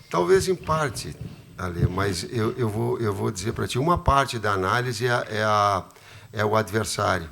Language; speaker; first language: Portuguese; native; Portuguese